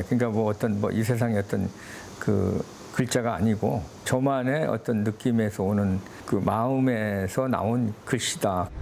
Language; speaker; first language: Korean; native; Korean